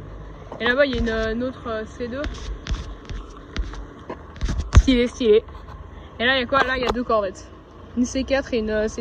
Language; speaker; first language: French; native; French